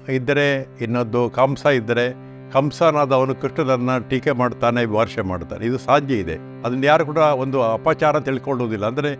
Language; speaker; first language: Kannada; native; Kannada